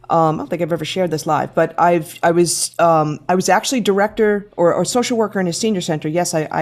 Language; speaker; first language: English; native; English